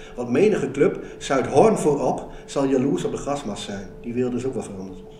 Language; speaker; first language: Dutch; native; Dutch